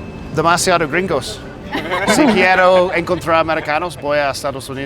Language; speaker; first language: Spanish; non-native, learner; English